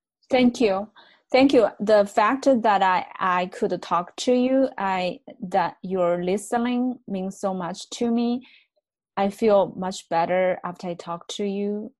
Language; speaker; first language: English; non-native, fluent; Chinese